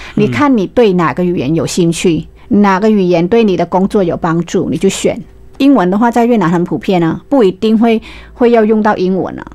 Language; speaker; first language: Chinese; non-native, fluent; Vietnamese